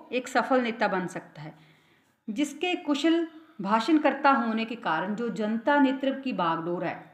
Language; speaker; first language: Hindi; non-native, local second language; Punjabi